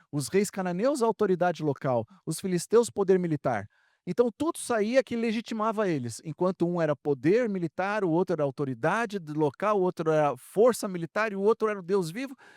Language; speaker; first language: Portuguese; native; Portuguese